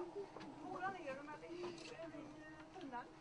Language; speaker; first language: Swedish; non-native, fluent; Hindi